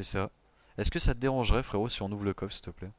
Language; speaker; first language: French; native; French